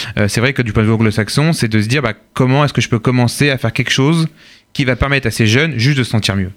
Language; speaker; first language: French; native; French